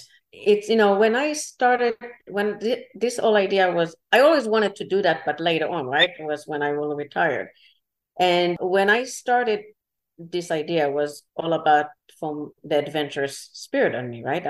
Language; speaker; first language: English; non-native, fluent; Hebrew